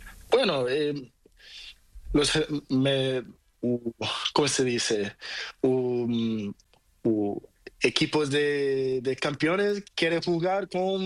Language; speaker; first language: Spanish; non-native, learner; Portuguese